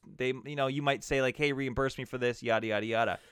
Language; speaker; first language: English; native; English